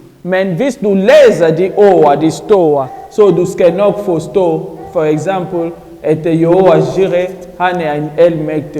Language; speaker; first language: Swedish; non-native, fluent; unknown